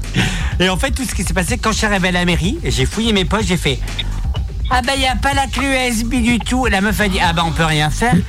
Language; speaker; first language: French; native; French